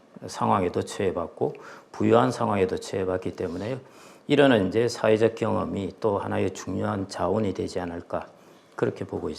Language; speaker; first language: Korean; native; Korean